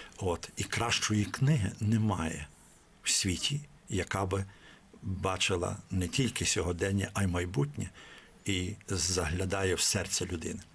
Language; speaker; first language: Ukrainian; native; Ukrainian